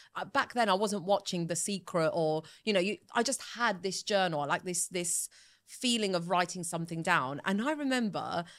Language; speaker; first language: English; early bilingual, other home language; Italian